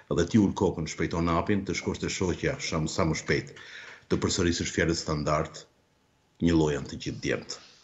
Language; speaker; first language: Albanian; native; Albanian